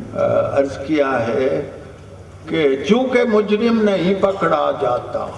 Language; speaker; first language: Urdu; non-native, local second language; Punjabi